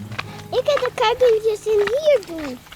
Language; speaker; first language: Dutch; early bilingual, heritage; Dutch